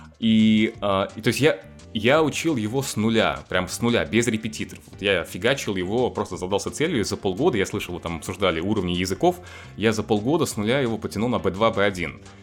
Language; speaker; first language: Russian; native; Russian